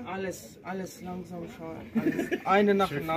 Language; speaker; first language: German; non-native, fluent; Polish